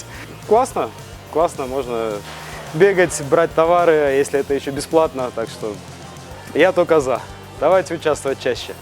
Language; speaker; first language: Russian; native; Russian